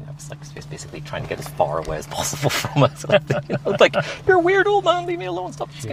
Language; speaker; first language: English; native; English